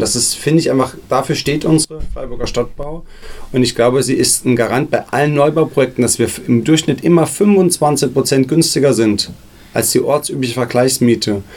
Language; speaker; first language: German; native; German